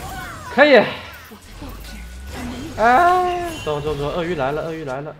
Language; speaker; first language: Chinese; native; Chinese